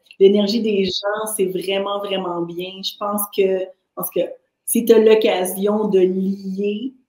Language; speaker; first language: French; native; French